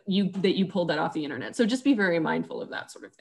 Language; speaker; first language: English; native; English